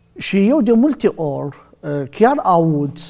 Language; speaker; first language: Romanian; non-native, learner; Arabic